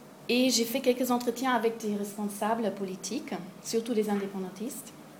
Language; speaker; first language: French; non-native, fluent; German